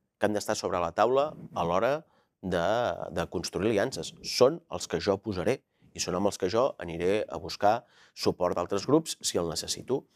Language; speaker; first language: Catalan; native; Catalan